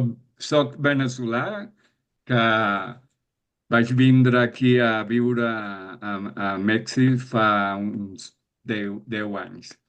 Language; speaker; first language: Catalan; non-native, fluent; Spanish